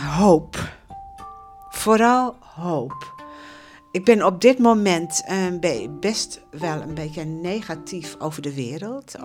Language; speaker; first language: Dutch; native; Dutch